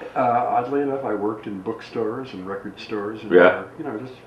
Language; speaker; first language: English; native; English